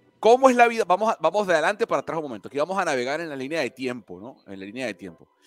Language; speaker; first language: Spanish; native; Spanish